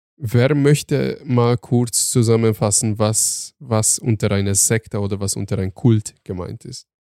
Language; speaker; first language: German; early bilingual, other home language; Turkish